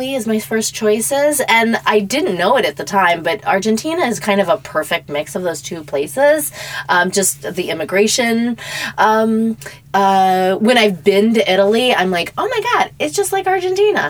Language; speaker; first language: English; native; English